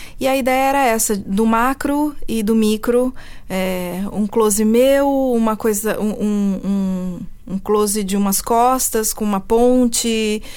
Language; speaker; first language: Portuguese; early bilingual, heritage; Portuguese